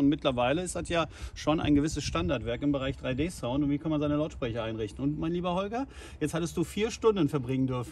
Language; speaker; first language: German; native; German